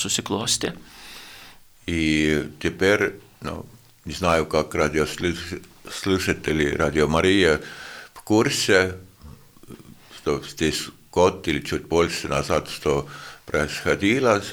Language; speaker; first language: Russian; non-native, fluent; Estonian